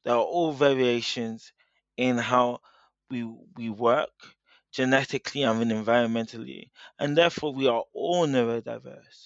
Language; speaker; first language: English; native; English